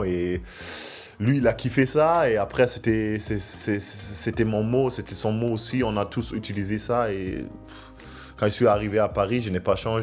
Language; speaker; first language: French; non-native, fluent; German